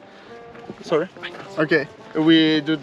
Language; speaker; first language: English; non-native, learner; Italian